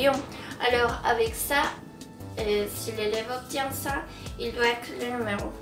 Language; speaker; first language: French; non-native, fluent; Spanish